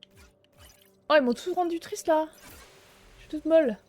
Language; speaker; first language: French; native; French